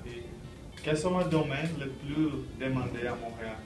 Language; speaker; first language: French; non-native, learner; Portuguese